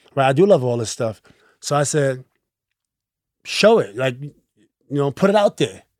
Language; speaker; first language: English; early bilingual, other home language; Akan